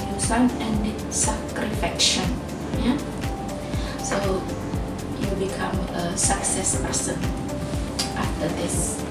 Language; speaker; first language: English; non-native, fluent; Indonesian